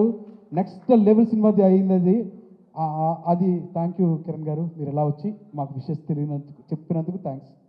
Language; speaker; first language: Telugu; native; Telugu